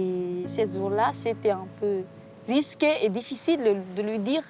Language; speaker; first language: French; non-native, local second language; Malagasy